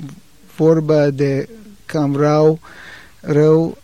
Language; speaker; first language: Romanian; non-native, learner; English